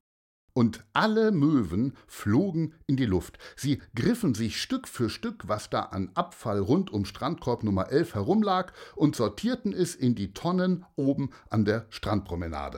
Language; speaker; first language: German; native; German